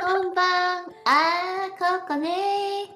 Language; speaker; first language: Japanese; non-native, learner; Korean